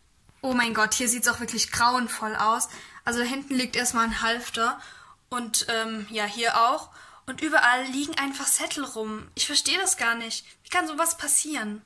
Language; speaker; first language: German; native; German